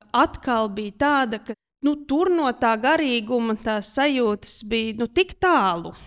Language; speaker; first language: Latvian; native; Latvian